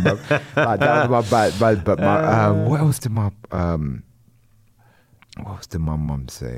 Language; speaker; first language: English; native; English